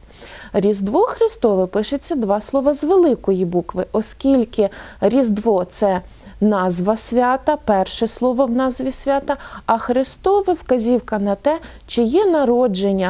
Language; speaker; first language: Ukrainian; native; Ukrainian